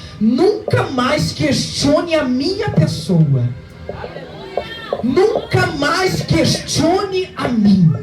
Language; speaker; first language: Portuguese; native; Portuguese